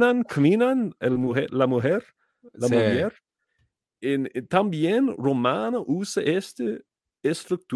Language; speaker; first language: Portuguese; non-native, learner; English